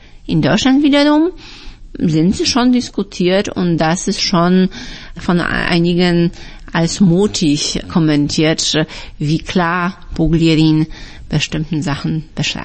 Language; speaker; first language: German; non-native, fluent; Polish